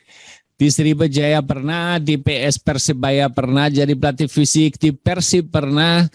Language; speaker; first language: Indonesian; non-native, learner; German